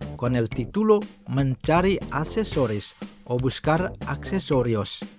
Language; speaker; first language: Spanish; non-native, fluent; Indonesian